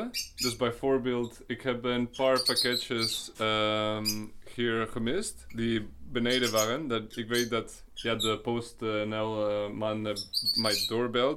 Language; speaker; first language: Dutch; non-native, learner; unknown